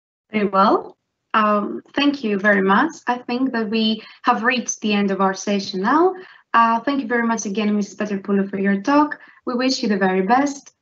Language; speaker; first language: English; non-native, fluent; Greek